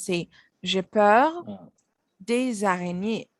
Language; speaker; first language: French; non-native, fluent; Filipino